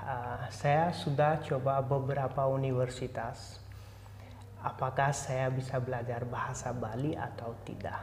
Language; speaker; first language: Indonesian; non-native, fluent; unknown